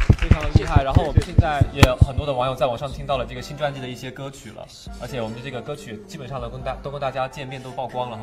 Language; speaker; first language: Chinese; native; Chinese